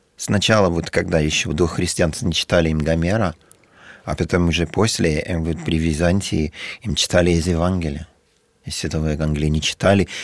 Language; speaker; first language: Russian; non-native, fluent; English